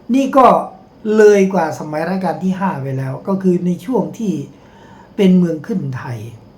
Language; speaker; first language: Thai; native; Thai